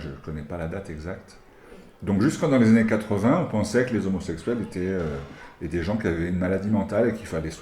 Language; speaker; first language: French; native; French